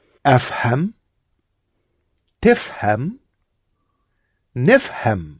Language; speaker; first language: Arabic; non-native, learner; English